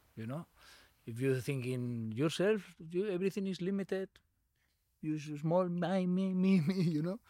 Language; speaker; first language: English; non-native, learner; Spanish